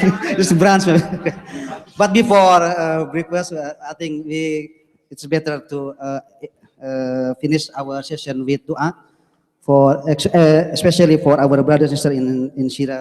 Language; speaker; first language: English; non-native, fluent; Indonesian